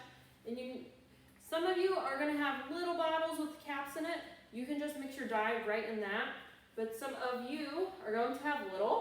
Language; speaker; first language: English; native; English